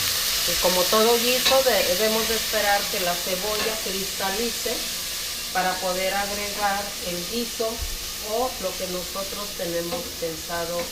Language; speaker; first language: Spanish; native; Spanish